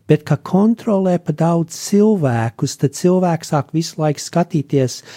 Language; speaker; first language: Latvian; early bilingual, heritage; Latvian